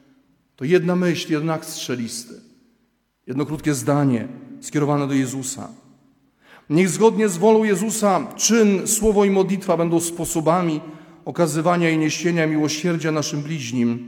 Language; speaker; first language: Polish; native; Polish